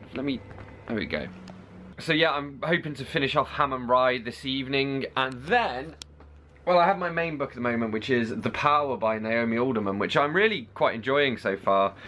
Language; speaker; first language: English; native; English